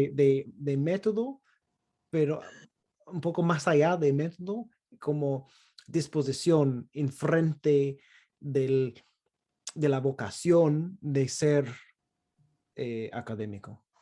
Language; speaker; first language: Spanish; non-native, fluent; English